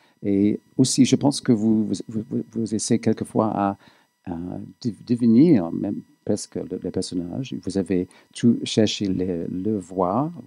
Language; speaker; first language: French; non-native, fluent; English